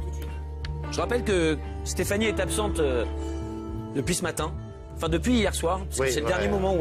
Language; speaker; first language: French; native; French